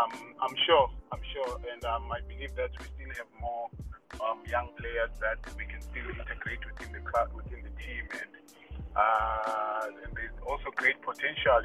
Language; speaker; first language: English; non-native, local second language; Xhosa